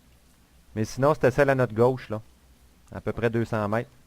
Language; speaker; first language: French; native; French